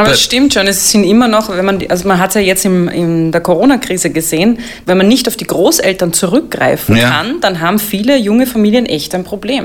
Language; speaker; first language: German; native; German